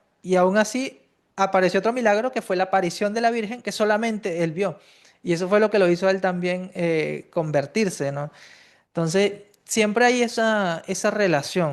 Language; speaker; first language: Spanish; native; Spanish